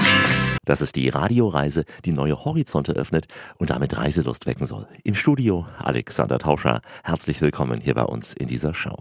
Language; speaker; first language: German; native; German